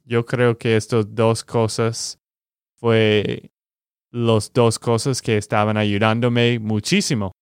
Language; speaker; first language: Spanish; non-native, learner; English